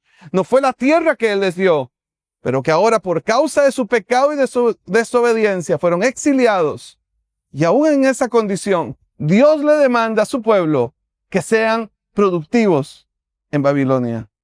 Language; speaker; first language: Spanish; native; Spanish